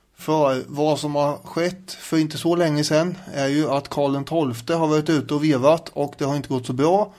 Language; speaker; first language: Swedish; native; Swedish